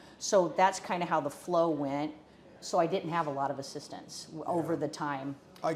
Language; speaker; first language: English; native; English